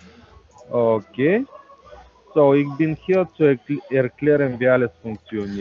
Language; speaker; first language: German; non-native, learner; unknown